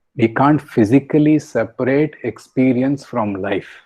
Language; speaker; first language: English; non-native, local second language; Kannada